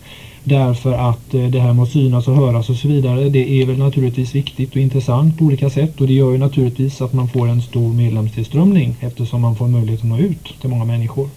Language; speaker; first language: Swedish; native; Swedish